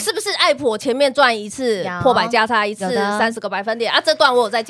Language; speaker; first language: Chinese; native; Chinese